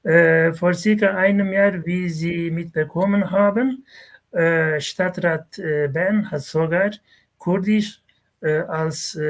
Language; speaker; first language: German; non-native, fluent; Kurdish